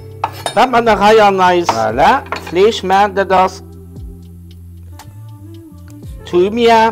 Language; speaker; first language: German; non-native, learner; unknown